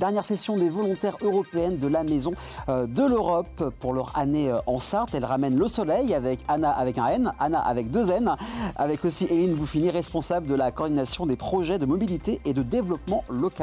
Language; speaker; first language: French; native; French